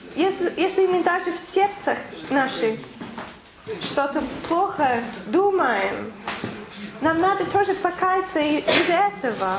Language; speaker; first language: Russian; non-native, fluent; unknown